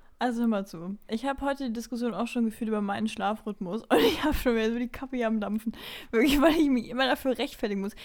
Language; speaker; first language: German; native; German